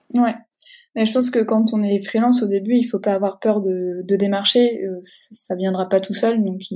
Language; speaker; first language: French; native; French